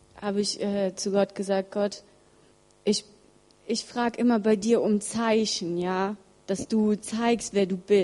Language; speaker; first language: German; early bilingual, other home language; Russian